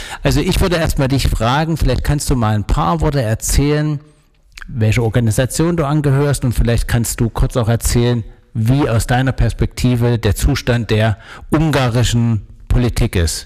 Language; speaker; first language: German; native; German